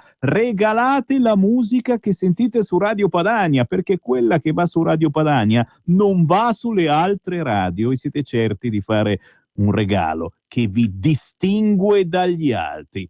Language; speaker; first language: Italian; native; Italian